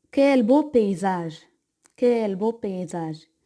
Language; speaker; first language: French; non-native, local second language; Arabic